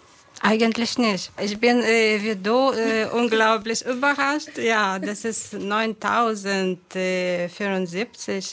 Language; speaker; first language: German; non-native, fluent; Ukrainian